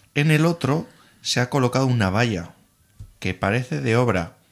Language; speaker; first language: Spanish; non-native, local second language; Basque